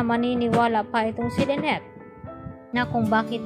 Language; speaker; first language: Filipino; native; Filipino